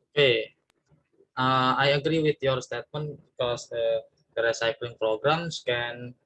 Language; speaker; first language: English; non-native, learner; Indonesian